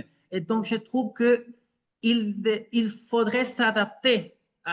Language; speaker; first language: French; non-native, fluent; Spanish